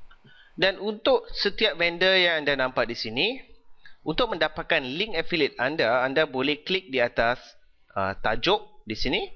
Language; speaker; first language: Malay; native; Malay